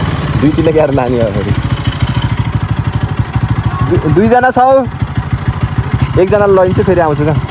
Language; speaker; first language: Nepali; native; Nepali